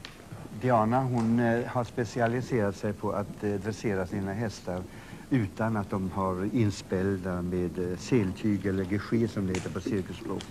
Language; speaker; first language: Swedish; native; Swedish